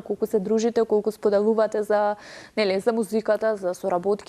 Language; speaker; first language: Macedonian; native; Macedonian